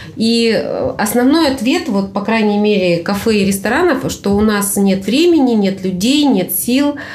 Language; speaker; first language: Russian; native; Russian